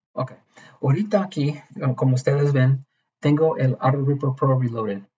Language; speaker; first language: Spanish; early bilingual, heritage; Spanish